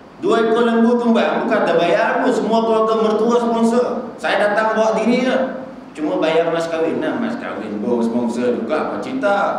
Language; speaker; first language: Malay; non-native, local second language; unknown